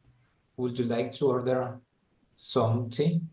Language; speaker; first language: English; non-native, learner; Spanish